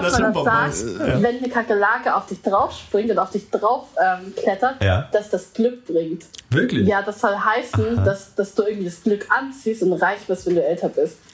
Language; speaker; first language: German; early bilingual, other home language; Vietnamese